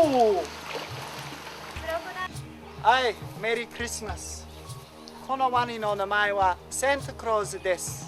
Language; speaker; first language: Japanese; non-native, learner; English